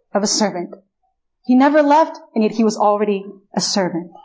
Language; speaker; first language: English; non-native, fluent; Spanish